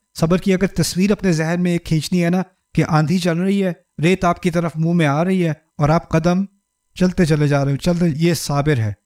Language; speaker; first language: Urdu; native; Urdu